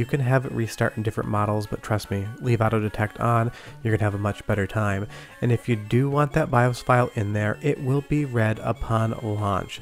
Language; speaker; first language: English; native; English